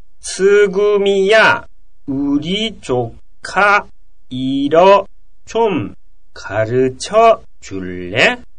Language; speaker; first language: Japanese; native; Japanese